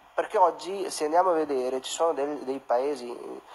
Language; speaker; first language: Italian; non-native, fluent; Urdu